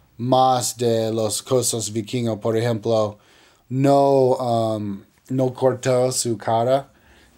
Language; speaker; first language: Spanish; non-native, learner; English